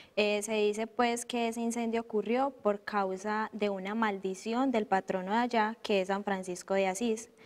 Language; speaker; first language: Spanish; native; Spanish